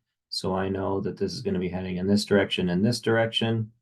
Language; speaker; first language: English; native; English